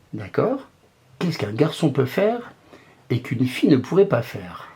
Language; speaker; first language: French; native; French